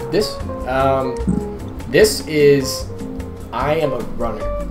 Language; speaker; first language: English; native; English